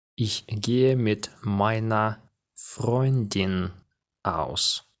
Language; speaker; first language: German; non-native, fluent; Ukrainian